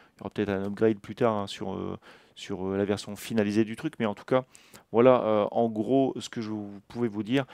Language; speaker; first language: French; native; French